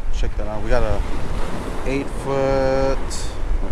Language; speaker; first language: English; native; English